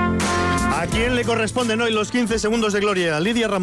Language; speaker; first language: Spanish; native; Spanish